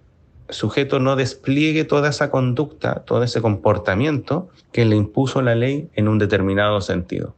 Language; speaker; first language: Spanish; native; Spanish